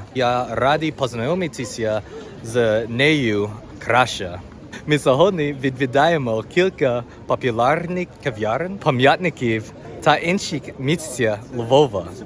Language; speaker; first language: Ukrainian; non-native, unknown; English